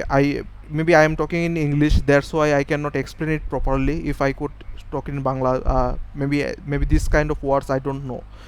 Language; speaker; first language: English; non-native, fluent; Bangla